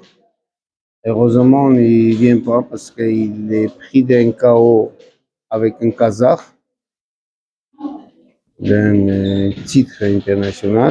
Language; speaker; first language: French; non-native, learner; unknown